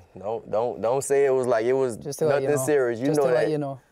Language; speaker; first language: English; native; English